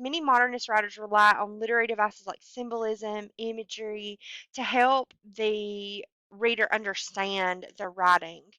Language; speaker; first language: English; native; English